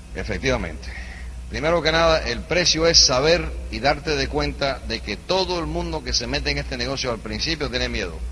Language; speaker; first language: Spanish; early bilingual, heritage; Spanish